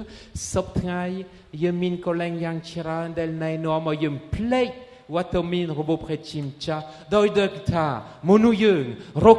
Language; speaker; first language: Khmer; non-native, fluent; French